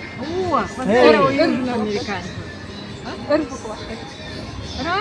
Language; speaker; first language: Russian; non-native, local second language; Yakut